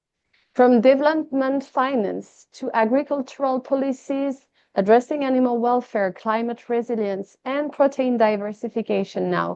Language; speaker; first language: English; non-native, fluent; French